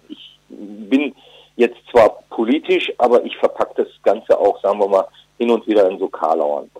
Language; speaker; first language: German; early bilingual, other home language; Turkish